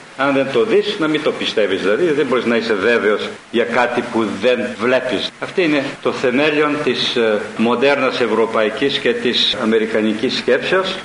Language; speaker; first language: Greek; early bilingual, heritage; Greek